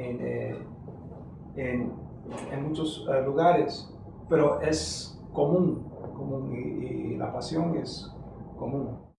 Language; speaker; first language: Spanish; early bilingual, heritage; English